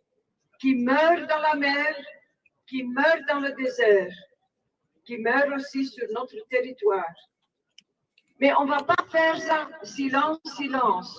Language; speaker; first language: French; non-native, local second language; Dutch